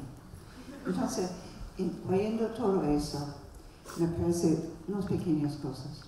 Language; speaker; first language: Spanish; non-native, learner; English